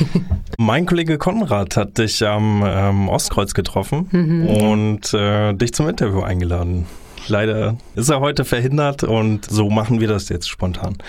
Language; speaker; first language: German; native; German